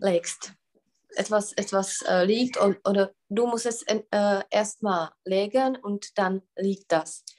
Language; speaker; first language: German; non-native, fluent; Czech